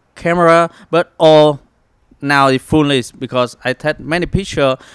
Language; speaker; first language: English; non-native, learner; Vietnamese